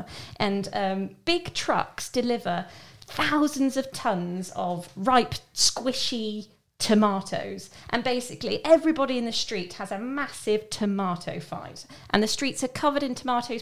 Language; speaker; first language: English; native; English